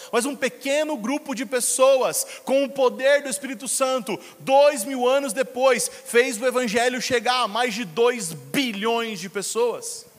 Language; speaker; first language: Portuguese; native; Portuguese